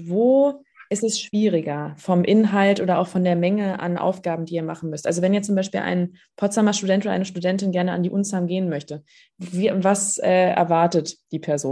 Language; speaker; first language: German; native; German